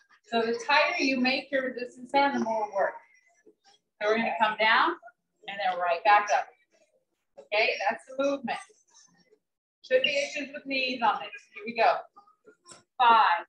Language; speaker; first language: English; native; English